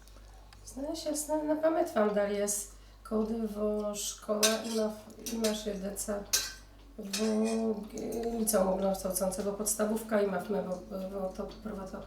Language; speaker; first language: Macedonian; early bilingual, heritage; Polish